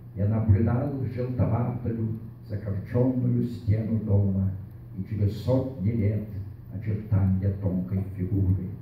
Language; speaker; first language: Russian; non-native, local second language; Lithuanian